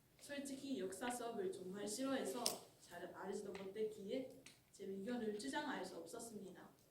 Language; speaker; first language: Korean; non-native, fluent; Japanese